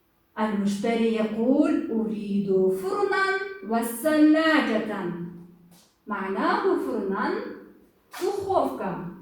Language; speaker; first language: Arabic; non-native, fluent; Kyrgyz